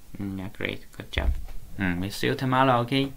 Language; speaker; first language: English; non-native, learner; Chinese